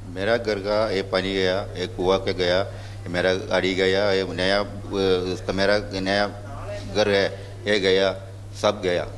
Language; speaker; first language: Hindi; non-native, local second language; Malayalam